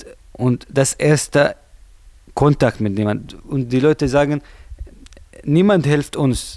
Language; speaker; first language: German; non-native, learner; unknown